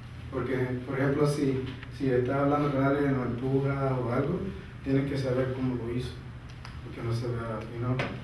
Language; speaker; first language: Spanish; early bilingual, heritage; Spanish